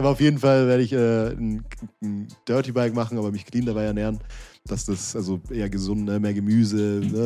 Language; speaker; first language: German; native; German